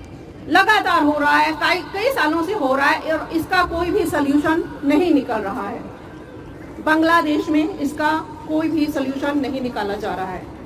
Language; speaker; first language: Hindi; native; Hindi